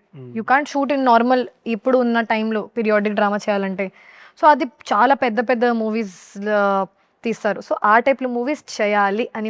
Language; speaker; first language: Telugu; non-native, local second language; Hindi